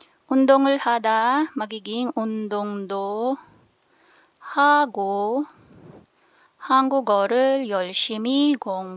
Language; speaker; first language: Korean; non-native, fluent; Filipino